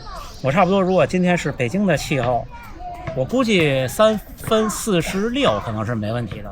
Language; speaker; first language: Chinese; native; Chinese